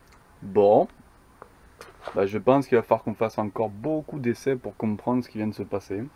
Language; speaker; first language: French; native; French